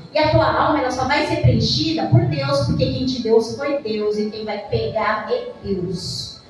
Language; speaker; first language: Portuguese; native; Portuguese